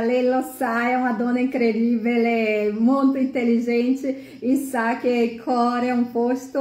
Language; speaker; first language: Italian; non-native, fluent; Portuguese